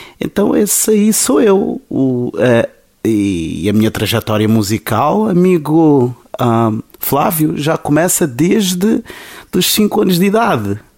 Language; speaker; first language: Portuguese; non-native, local second language; Kabuverdianu